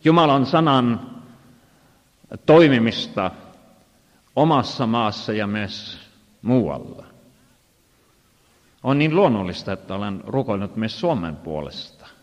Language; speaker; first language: Finnish; non-native, fluent; Estonian